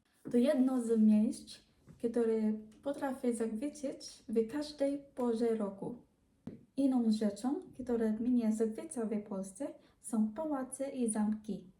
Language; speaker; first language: Polish; non-native, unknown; Hiligaynon